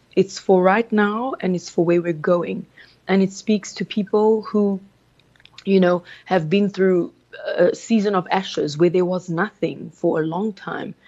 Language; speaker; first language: English; early bilingual, other home language; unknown